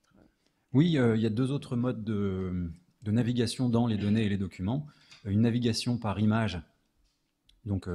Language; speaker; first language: French; native; French